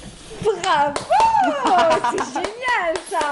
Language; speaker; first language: French; native; French